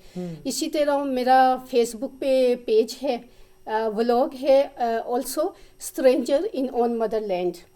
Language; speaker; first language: Urdu; native; Urdu